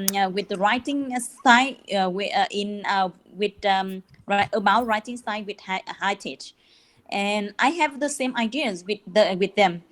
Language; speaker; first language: English; non-native, learner; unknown